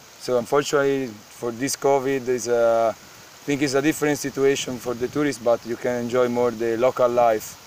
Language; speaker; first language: English; non-native, learner; Spanish